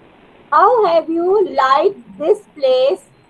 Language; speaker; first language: English; non-native, learner; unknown